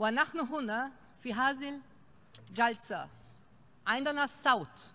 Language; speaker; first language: Arabic; non-native, fluent; German